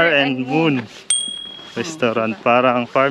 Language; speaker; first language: Filipino; native; Filipino